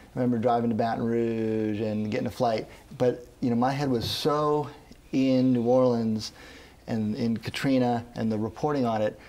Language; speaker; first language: English; native; English